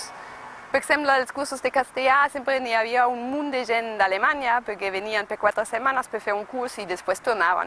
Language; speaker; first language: Catalan; non-native, fluent; German